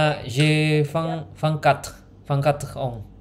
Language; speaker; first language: French; non-native, learner; Indonesian